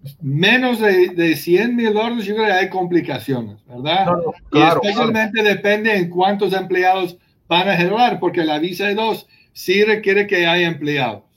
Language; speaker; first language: Spanish; non-native, learner; English